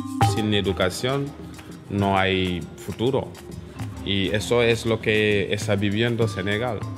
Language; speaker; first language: Spanish; non-native, fluent; Wolof